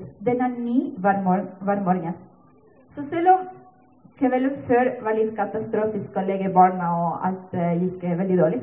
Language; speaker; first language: Norwegian; non-native, fluent; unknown